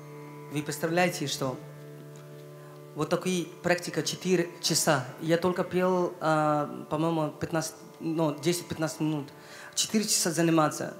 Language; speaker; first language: Russian; non-native, learner; Hindi